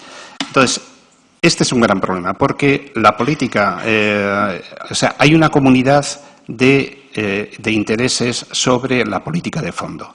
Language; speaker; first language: Spanish; native; Spanish